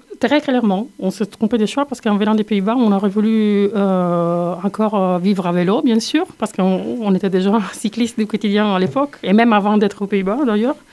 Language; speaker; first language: French; non-native, fluent; Italian